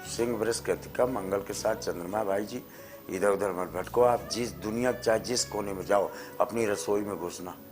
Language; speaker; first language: Hindi; native; Hindi